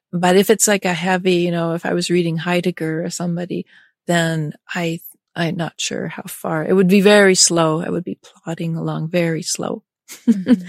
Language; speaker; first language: English; early bilingual, other home language; German